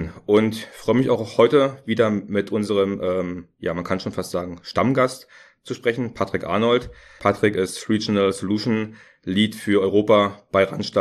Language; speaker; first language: German; native; German